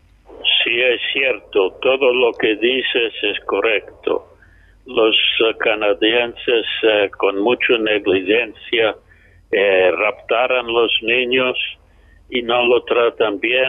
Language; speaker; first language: Spanish; non-native, fluent; English